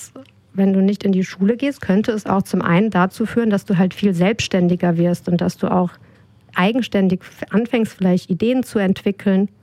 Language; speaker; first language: German; native; German